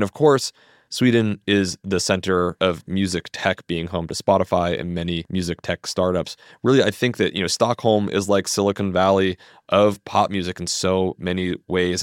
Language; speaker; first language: English; native; English